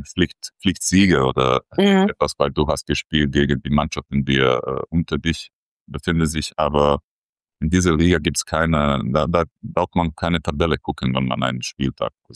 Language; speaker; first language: German; non-native, fluent; Croatian